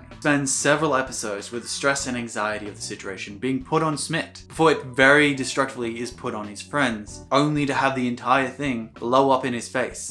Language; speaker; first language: English; native; English